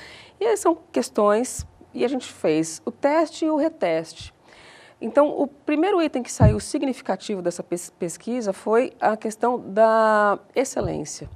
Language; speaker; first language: Portuguese; native; Portuguese